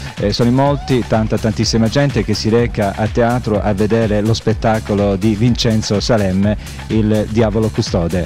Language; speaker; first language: Italian; native; Italian